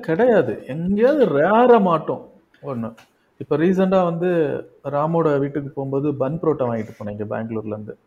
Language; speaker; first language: Tamil; native; Tamil